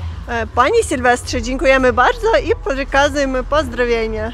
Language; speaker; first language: Polish; non-native, fluent; Ukrainian